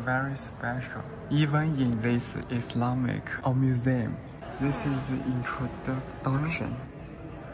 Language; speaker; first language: English; non-native, learner; Chinese